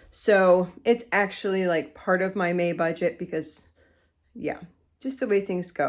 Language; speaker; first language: English; native; English